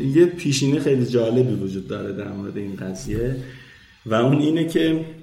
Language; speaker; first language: Persian; non-native, local second language; Azerbaijani